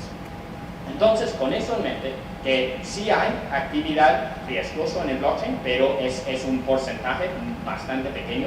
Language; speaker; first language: Spanish; non-native, fluent; English